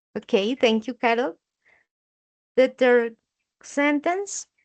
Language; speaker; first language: English; non-native, learner; Spanish